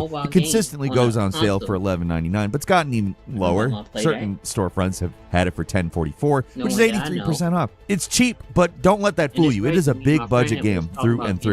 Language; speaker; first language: English; native; English